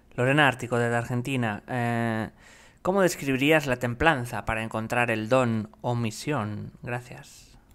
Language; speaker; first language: Spanish; native; Spanish